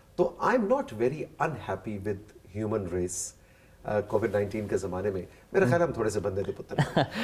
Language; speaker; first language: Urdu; non-native, local second language; Punjabi